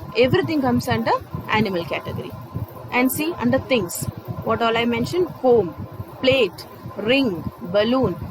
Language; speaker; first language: English; non-native, local second language; Malayalam